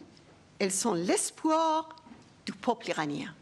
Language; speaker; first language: French; non-native, fluent; Persian